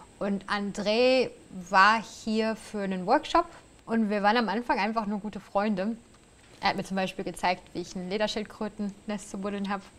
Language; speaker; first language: German; native; German